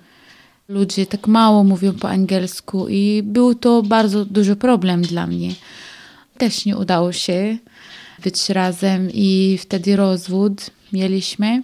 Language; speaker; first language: Polish; non-native, learner; Arabic